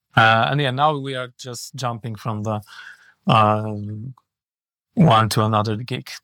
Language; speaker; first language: English; non-native, learner; Polish